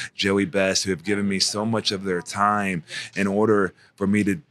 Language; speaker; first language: English; native; English